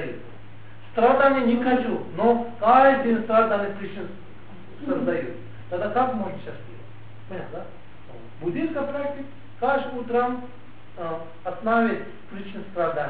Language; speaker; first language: Russian; non-native, learner; Tibetan